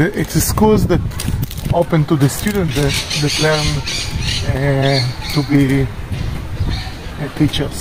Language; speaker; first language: English; non-native, learner; Hebrew